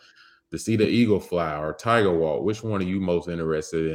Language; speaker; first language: English; native; English